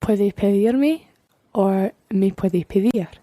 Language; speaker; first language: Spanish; non-native, learner; English